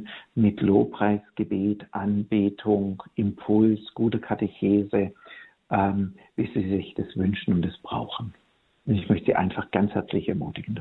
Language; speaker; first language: German; native; German